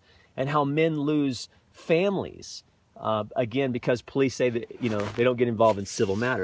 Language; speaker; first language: English; native; English